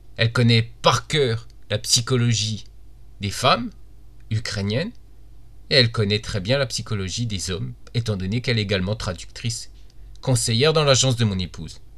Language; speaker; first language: French; native; French